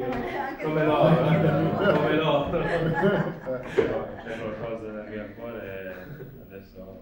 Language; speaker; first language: Italian; non-native, learner; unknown